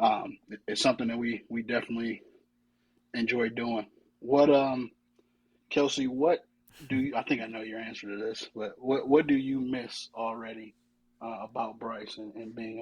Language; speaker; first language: English; native; English